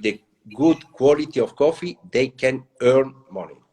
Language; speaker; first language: English; non-native, learner; Italian